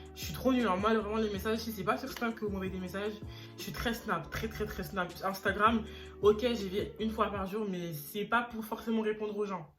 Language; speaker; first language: French; early bilingual, other home language; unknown